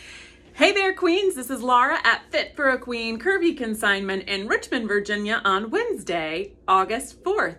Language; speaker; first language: English; native; English